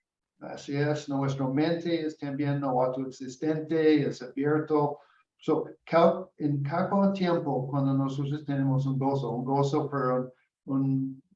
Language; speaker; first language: Spanish; non-native, learner; English